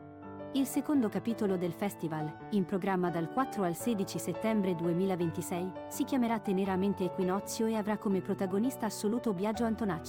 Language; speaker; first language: Italian; native; Italian